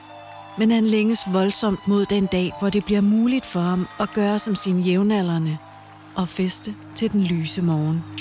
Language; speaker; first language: Danish; native; Danish